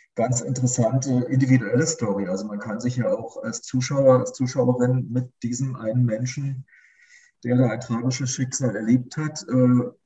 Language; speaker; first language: German; native; German